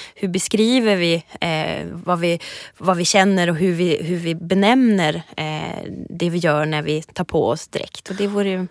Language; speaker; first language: Swedish; native; Swedish